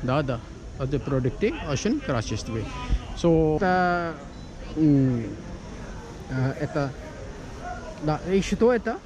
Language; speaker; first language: Russian; non-native, learner; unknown